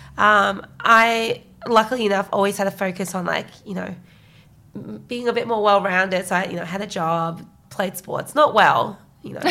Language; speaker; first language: English; early bilingual, other home language; Chinese